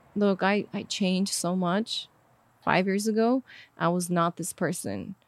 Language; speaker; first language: English; non-native, fluent; Armenian